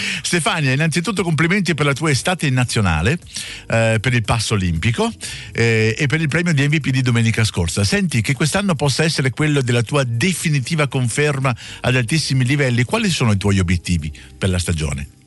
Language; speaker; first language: Italian; native; Italian